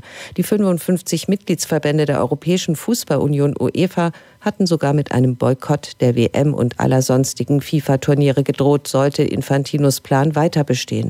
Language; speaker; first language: German; native; German